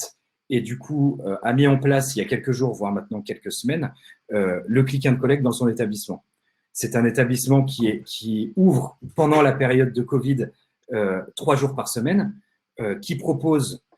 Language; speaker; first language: French; native; French